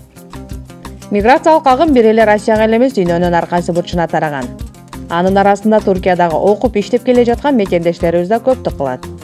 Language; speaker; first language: Kyrgyz; native; Kyrgyz